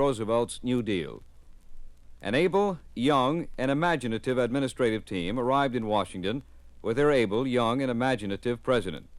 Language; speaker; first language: English; native; English